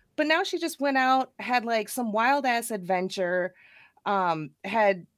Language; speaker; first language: English; native; English